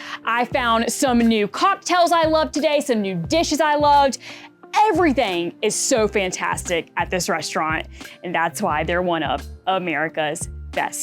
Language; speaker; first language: English; native; English